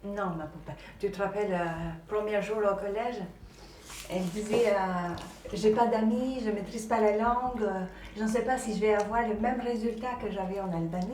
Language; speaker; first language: French; early bilingual, other home language; Albanian